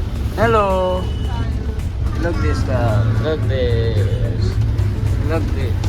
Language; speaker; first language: English; non-native, local second language; Nepali